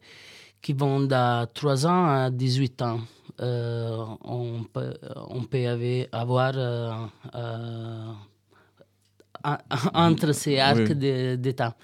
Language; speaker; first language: French; non-native, learner; Italian